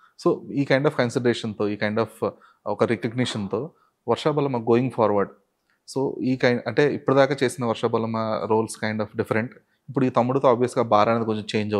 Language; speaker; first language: Telugu; native; Telugu